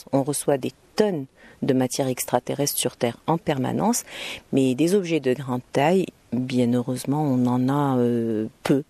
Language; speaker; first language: French; non-native, local second language; Arabic